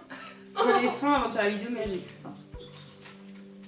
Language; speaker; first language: French; native; French